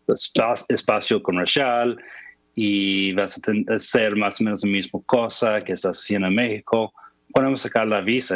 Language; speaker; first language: Spanish; non-native, fluent; English